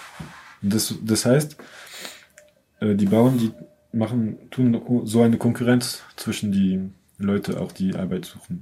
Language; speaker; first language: German; non-native, fluent; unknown